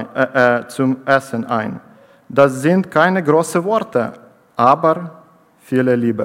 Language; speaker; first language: German; non-native, learner; Ukrainian